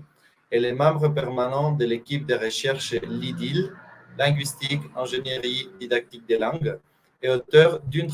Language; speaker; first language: French; non-native, fluent; Spanish